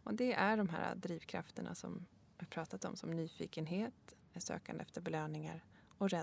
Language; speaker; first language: Swedish; native; Swedish